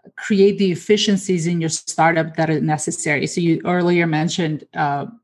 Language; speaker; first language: English; early bilingual, other home language; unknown